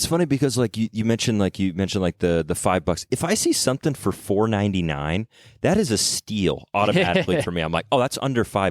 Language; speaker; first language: English; native; English